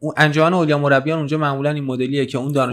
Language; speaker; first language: Persian; native; Persian